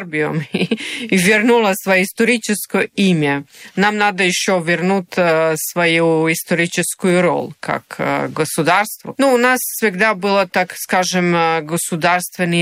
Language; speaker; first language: Russian; non-native, fluent; Serbian